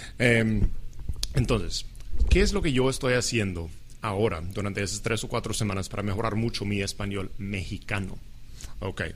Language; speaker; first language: Spanish; non-native, fluent; English